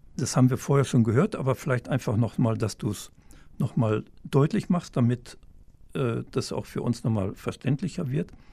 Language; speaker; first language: German; native; German